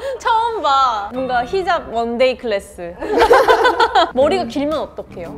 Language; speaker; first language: Korean; native; Korean